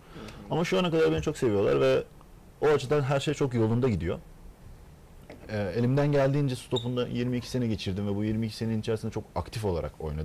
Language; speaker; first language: Turkish; native; Turkish